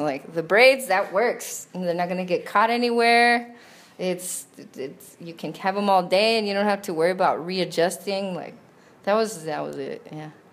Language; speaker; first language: English; early bilingual, other home language; Spanish